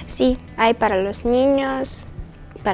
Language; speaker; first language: Spanish; non-native, learner; Russian